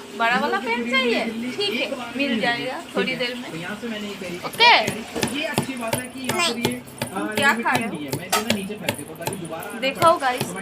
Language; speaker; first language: Hindi; non-native, local second language; Bangla